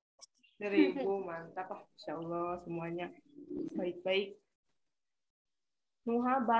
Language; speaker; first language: Indonesian; native; Indonesian